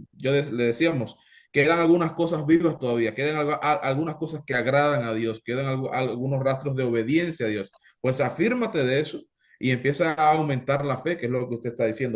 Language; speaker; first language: Spanish; native; Spanish